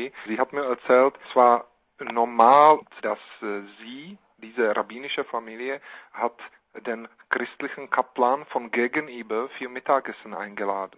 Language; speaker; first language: German; non-native, fluent; Czech